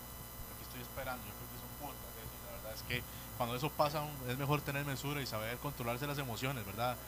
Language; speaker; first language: Spanish; native; Spanish